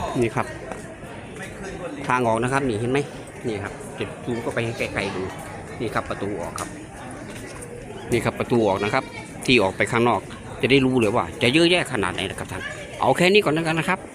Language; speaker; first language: Thai; native; Thai